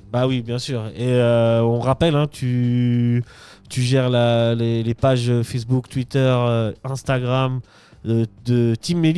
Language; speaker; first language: French; native; French